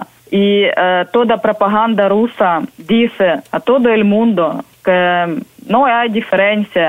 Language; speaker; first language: Spanish; non-native, learner; Ukrainian